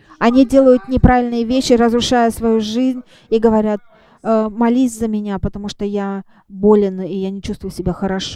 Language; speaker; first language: Russian; non-native, fluent; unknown